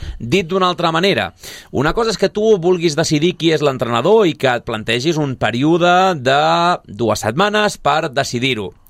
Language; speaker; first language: Catalan; native; Catalan